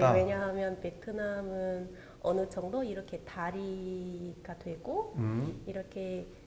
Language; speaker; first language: Korean; non-native, local second language; Vietnamese